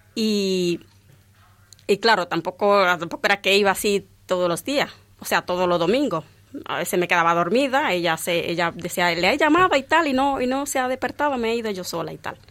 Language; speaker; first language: Spanish; native; Spanish